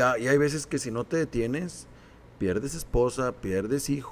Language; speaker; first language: Spanish; native; Spanish